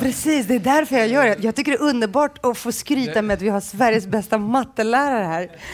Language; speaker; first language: Swedish; native; Swedish